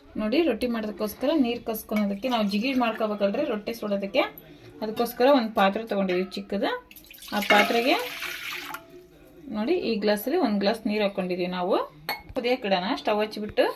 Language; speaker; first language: Kannada; native; Kannada